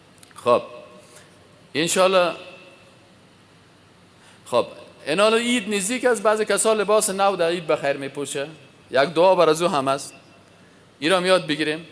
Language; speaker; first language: Persian; native; Persian